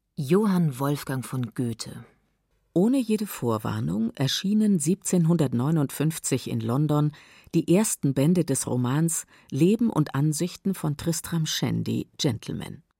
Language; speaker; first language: German; native; German